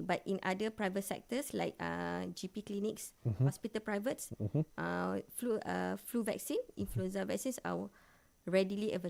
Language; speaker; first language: English; non-native, local second language; Malay